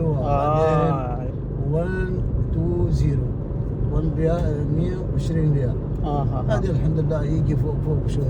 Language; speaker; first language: Arabic; non-native, learner; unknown